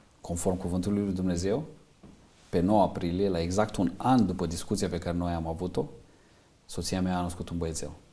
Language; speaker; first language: Romanian; native; Romanian